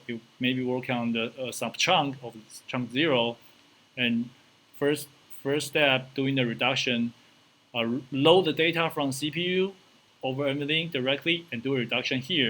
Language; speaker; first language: English; non-native, fluent; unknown